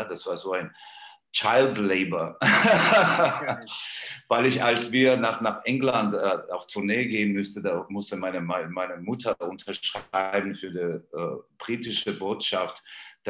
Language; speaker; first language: German; non-native, fluent; Georgian